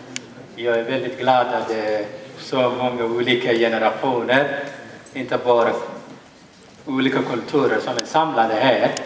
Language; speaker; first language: Swedish; early bilingual, other home language; Somali